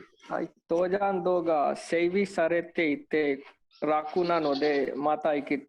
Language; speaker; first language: Japanese; non-native, learner; Hindi